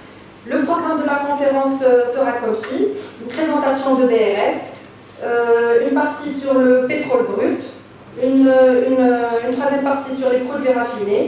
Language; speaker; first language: French; non-native, local second language; Arabic